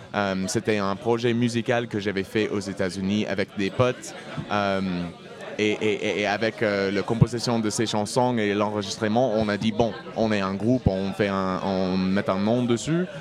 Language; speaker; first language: French; non-native, fluent; English